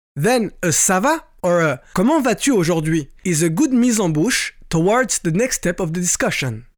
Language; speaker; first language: English; non-native, fluent; French